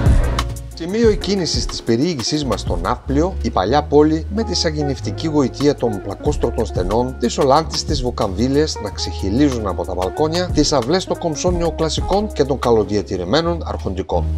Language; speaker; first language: Greek; native; Greek